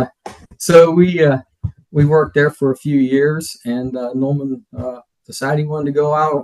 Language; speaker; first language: English; native; English